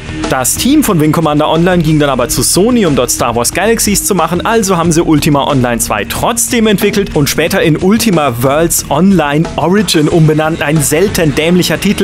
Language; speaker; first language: German; native; German